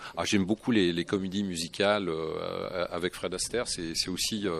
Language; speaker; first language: French; native; French